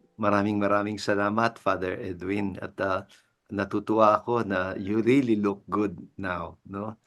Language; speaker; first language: English; non-native, local second language; Filipino